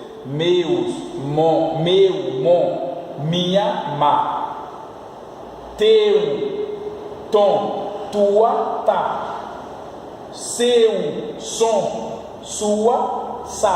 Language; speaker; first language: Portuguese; non-native, fluent; French